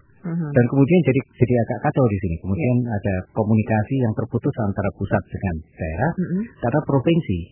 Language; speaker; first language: Indonesian; native; Indonesian